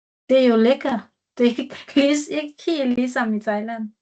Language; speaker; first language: Danish; non-native, learner; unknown